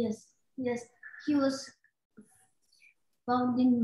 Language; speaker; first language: English; non-native, learner; Russian